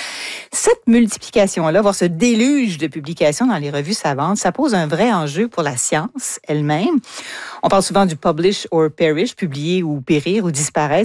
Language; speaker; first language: French; native; French